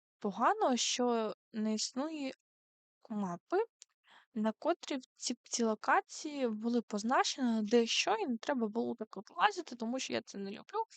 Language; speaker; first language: Ukrainian; non-native, local second language; Russian